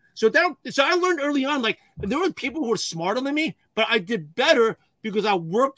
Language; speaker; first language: English; early bilingual, other home language; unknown